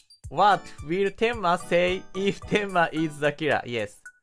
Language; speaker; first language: English; non-native, learner; Japanese